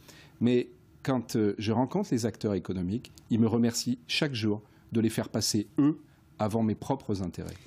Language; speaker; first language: French; native; French